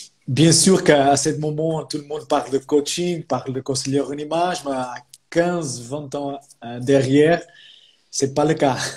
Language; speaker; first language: French; non-native, fluent; Portuguese